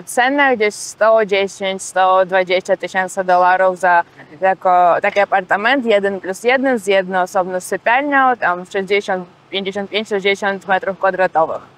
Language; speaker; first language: Polish; non-native, fluent; Georgian